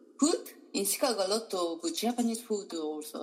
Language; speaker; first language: English; non-native, learner; Japanese